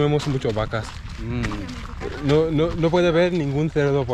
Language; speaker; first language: Spanish; non-native, learner; Swahili